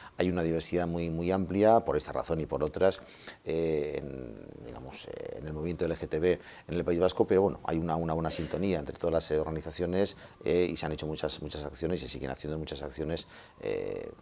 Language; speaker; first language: Spanish; non-native, local second language; Basque